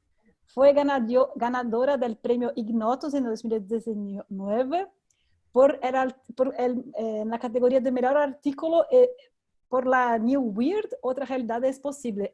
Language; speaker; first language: Spanish; non-native, fluent; Portuguese